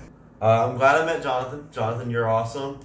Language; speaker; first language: English; native; English